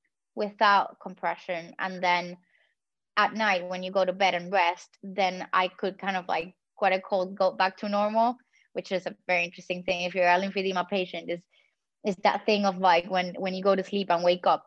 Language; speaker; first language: English; non-native, fluent; Spanish